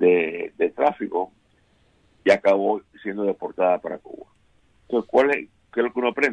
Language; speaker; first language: Spanish; native; Spanish